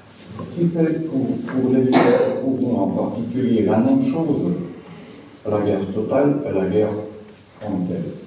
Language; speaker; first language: French; non-native, fluent; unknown